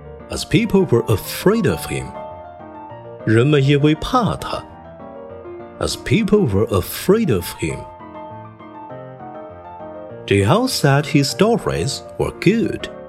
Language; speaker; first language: English; non-native, fluent; Chinese